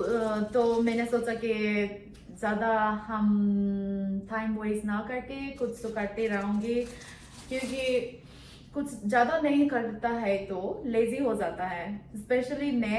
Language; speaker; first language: Hindi; non-native, local second language; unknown